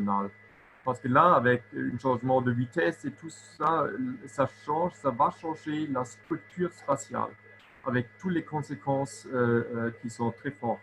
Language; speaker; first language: French; non-native, local second language; German